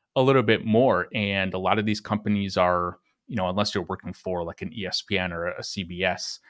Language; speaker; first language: English; native; English